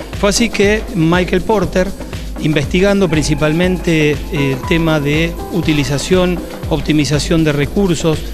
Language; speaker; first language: Spanish; native; Spanish